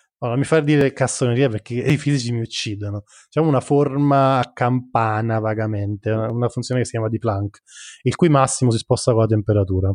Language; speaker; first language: Italian; native; Italian